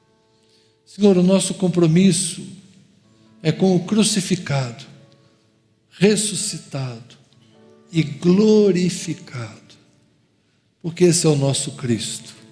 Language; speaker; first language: Portuguese; native; Portuguese